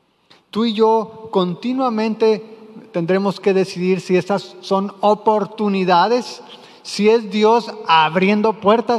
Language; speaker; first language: Spanish; native; Spanish